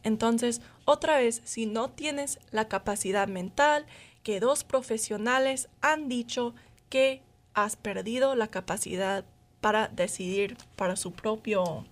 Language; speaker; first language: Spanish; non-native, learner; English